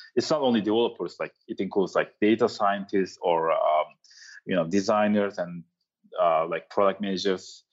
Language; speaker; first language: English; non-native, fluent; Turkish